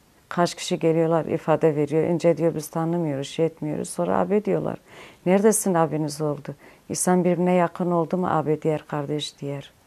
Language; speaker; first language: Turkish; non-native, local second language; Kurdish